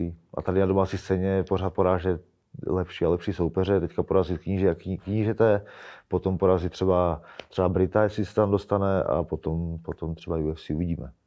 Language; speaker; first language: Czech; native; Czech